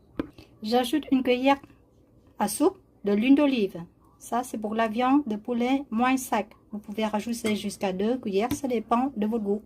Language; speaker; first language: French; non-native, learner; Vietnamese